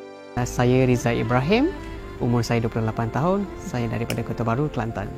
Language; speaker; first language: Malay; native; Malay